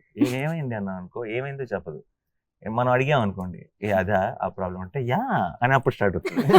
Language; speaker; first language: Telugu; native; Telugu